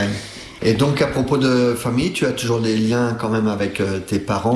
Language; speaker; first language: French; native; French